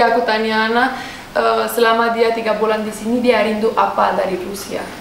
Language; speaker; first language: Indonesian; non-native, learner; Russian